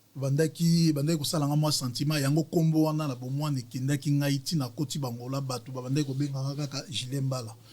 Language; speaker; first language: Lingala; native; Lingala